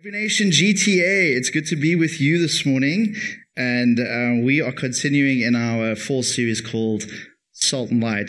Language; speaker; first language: English; native; English